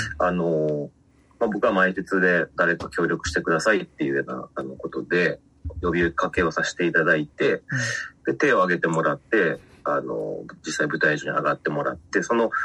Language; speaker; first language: Japanese; native; Japanese